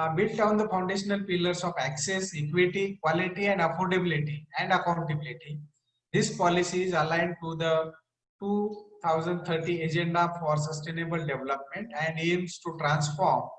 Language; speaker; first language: English; non-native, local second language; Marathi